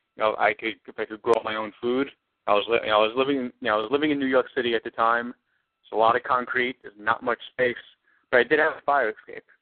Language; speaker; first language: English; native; English